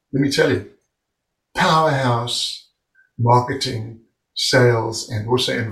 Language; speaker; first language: English; native; English